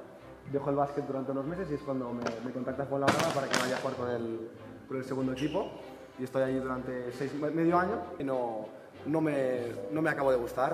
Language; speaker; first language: Spanish; native; Spanish